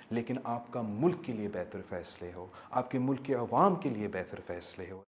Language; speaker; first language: Urdu; non-native, local second language; English